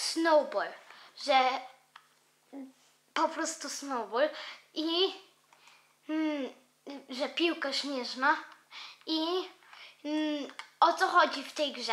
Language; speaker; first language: Polish; early bilingual, heritage; Polish